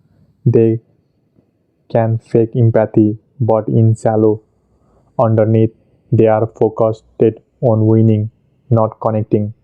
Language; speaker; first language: English; non-native, fluent; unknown